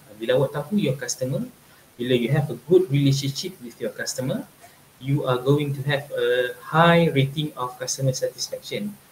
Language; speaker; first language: English; non-native, local second language; Malay